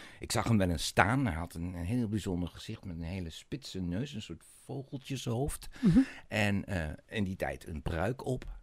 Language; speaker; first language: Dutch; native; Dutch